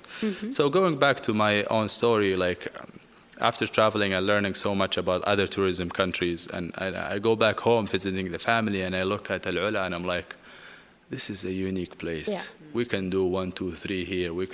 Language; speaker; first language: English; non-native, fluent; Arabic